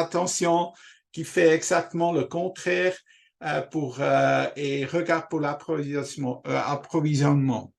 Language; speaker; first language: French; non-native, local second language; German